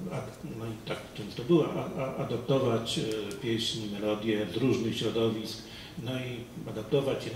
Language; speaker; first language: Polish; native; Polish